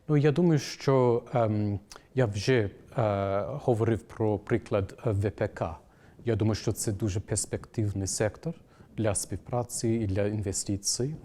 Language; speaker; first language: Ukrainian; non-native, fluent; English